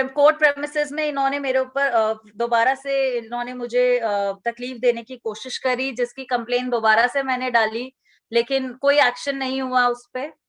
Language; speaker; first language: Hindi; native; Hindi